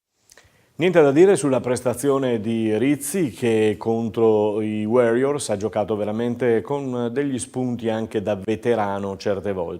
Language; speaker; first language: Italian; native; Italian